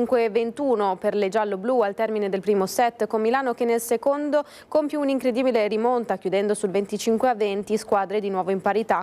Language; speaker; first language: Italian; native; Italian